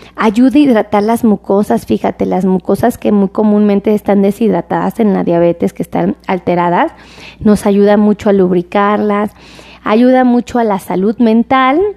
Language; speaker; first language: Spanish; native; Spanish